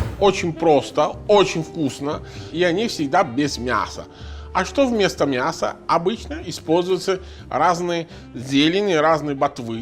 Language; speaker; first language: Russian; non-native, fluent; Italian